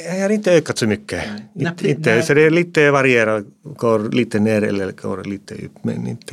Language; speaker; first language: Swedish; non-native, fluent; Finnish